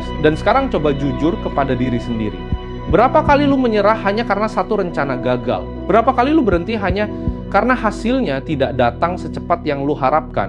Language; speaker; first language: Indonesian; native; Indonesian